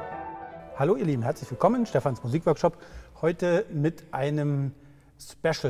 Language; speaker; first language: German; native; German